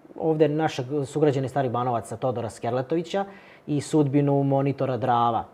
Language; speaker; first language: Serbian; native; Serbian